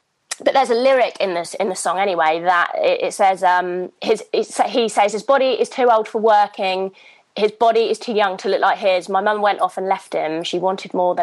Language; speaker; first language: English; native; English